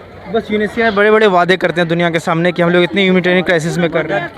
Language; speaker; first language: Hindi; native; Hindi